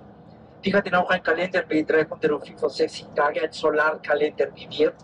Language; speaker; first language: German; non-native, fluent; Spanish